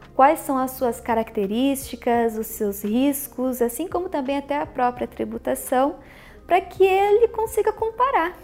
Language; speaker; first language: Portuguese; native; Portuguese